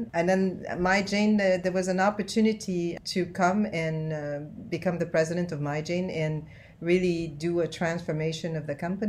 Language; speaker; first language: English; non-native, fluent; French